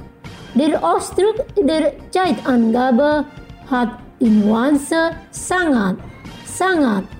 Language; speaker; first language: German; non-native, local second language; Indonesian